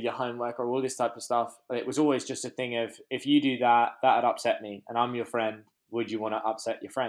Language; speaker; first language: English; native; English